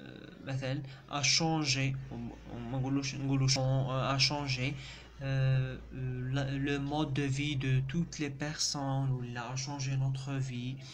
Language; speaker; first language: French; non-native, local second language; Arabic